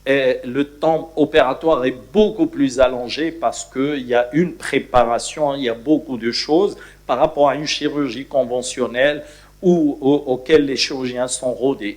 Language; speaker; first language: French; non-native, local second language; Arabic